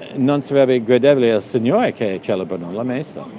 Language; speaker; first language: Italian; non-native, learner; English